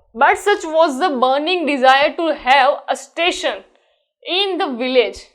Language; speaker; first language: English; non-native, local second language; Gujarati